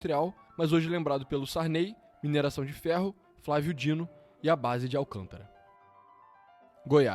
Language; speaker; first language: Portuguese; native; Portuguese